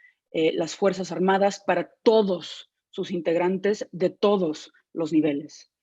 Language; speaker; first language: Spanish; native; Spanish